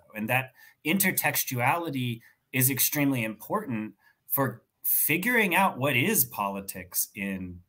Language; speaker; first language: English; native; English